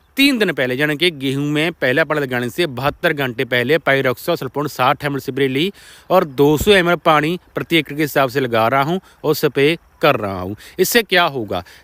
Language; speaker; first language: Hindi; non-native, local second language; Punjabi